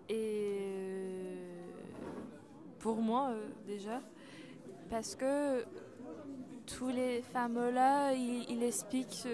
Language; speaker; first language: French; non-native, learner; Persian